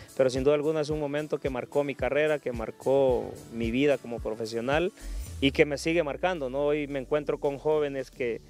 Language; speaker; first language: Spanish; native; Spanish